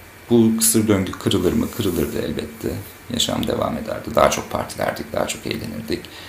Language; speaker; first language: Turkish; native; Turkish